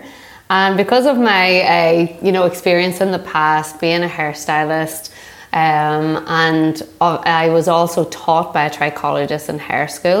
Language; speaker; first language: English; native; English